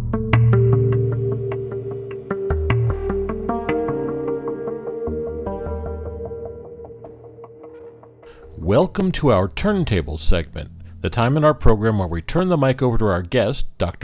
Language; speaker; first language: English; native; English